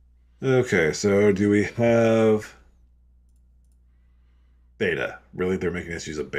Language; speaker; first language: English; native; English